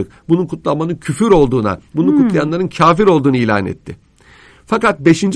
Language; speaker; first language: Turkish; native; Turkish